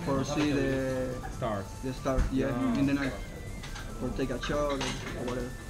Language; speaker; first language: English; non-native, learner; Spanish